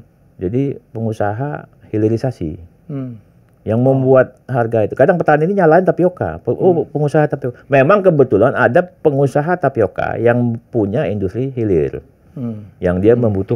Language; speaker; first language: Indonesian; native; Indonesian